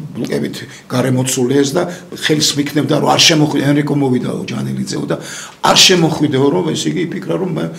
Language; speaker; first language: Georgian; native; Georgian